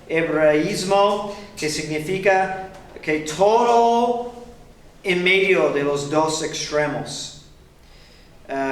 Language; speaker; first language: Spanish; non-native, fluent; English